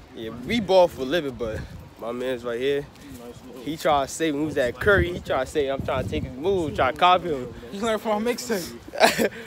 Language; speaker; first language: English; native; English